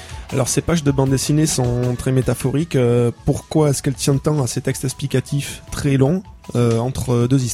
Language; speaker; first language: French; native; French